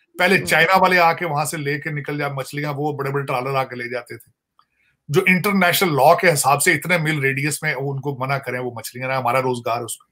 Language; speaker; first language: Urdu; non-native, local second language; Punjabi